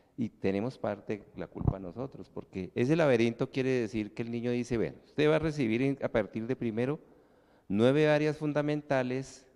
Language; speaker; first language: Spanish; native; Spanish